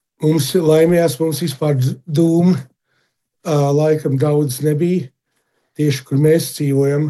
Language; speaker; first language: Latvian; early bilingual, heritage; Latvian